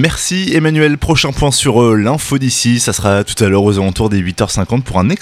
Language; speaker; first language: French; native; French